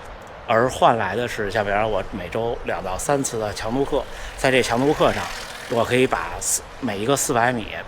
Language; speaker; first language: Chinese; native; Chinese